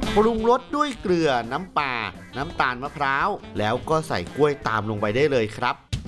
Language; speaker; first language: Thai; native; Thai